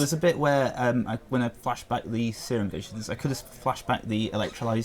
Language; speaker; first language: English; native; English